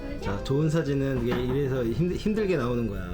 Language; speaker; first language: Korean; native; Korean